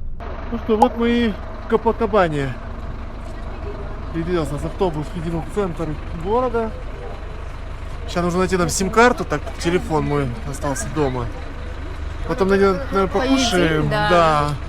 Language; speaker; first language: Russian; native; Russian